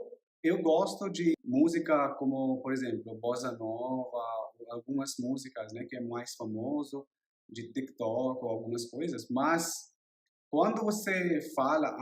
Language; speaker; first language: Portuguese; non-native, learner; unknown